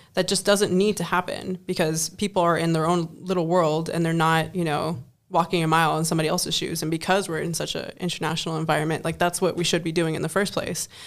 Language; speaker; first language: English; non-native, fluent; German